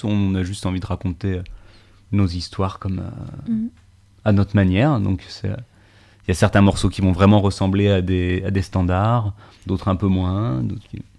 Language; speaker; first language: French; native; French